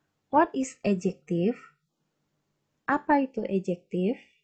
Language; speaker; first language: English; non-native, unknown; Indonesian